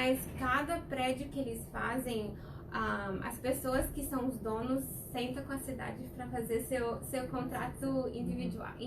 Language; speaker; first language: Portuguese; non-native, fluent; Spanish